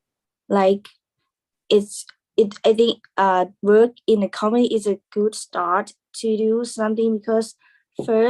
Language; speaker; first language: English; non-native, learner; Thai